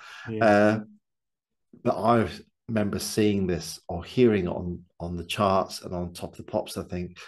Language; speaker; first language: English; native; English